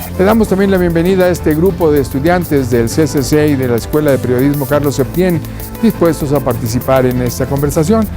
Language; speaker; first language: Spanish; native; Spanish